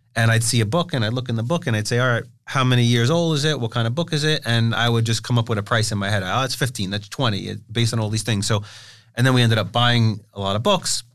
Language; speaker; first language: English; native; English